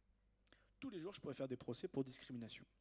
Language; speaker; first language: French; native; French